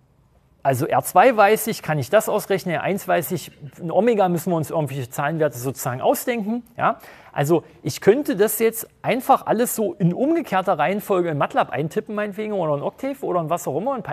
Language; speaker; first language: German; native; German